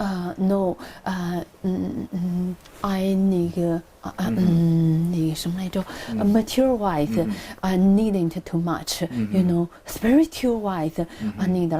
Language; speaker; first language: English; non-native, learner; Chinese